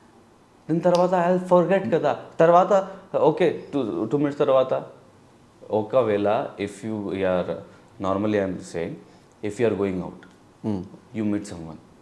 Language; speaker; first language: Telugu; non-native, learner; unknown